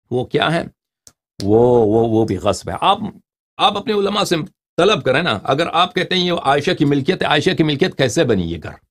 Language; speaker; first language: Urdu; non-native, fluent; Persian